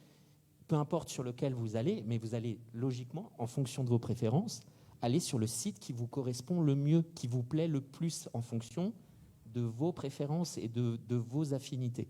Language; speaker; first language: French; native; French